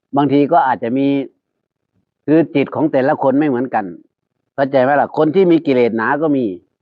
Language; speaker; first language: Thai; native; Thai